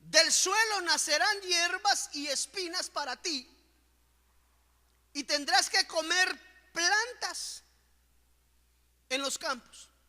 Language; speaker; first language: Spanish; native; Spanish